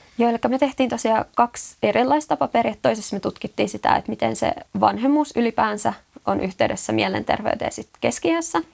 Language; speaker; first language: Finnish; native; Finnish